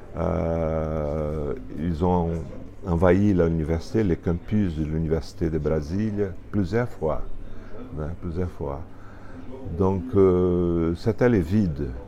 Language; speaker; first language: French; non-native, fluent; Portuguese